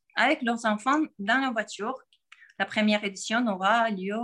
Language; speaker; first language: French; non-native, fluent; Georgian